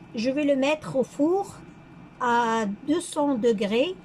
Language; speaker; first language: French; non-native, local second language; Arabic